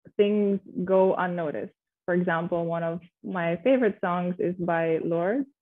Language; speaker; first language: English; non-native, fluent; Indonesian